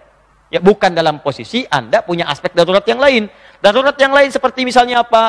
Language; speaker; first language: Indonesian; native; Indonesian